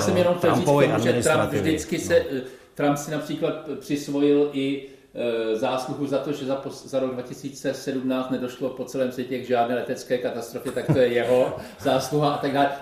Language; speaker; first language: Czech; native; Czech